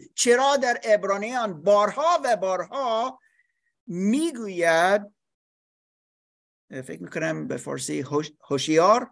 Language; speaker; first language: Persian; non-native, learner; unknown